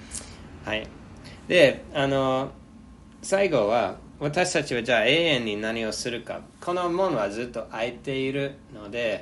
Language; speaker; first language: Japanese; non-native, fluent; English